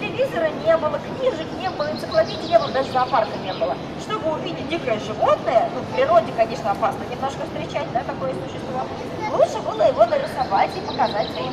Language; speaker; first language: Russian; native; Russian